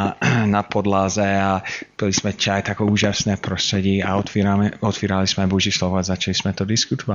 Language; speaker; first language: Czech; non-native, fluent; English